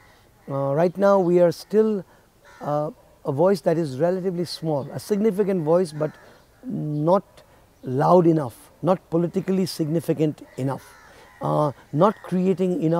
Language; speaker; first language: English; non-native, local second language; Nepali